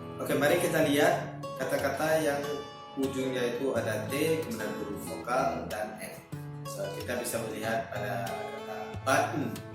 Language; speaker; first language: Indonesian; native; Indonesian